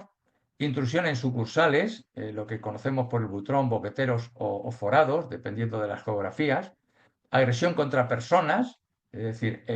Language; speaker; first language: Spanish; native; Spanish